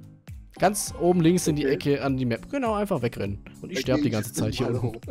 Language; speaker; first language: German; native; German